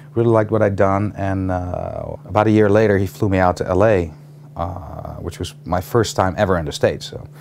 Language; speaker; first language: English; non-native, fluent; Dutch